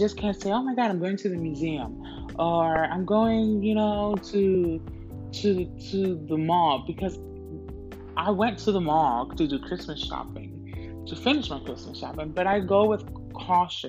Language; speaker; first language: English; native; English